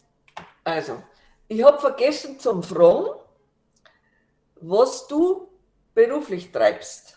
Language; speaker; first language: German; non-native, learner; English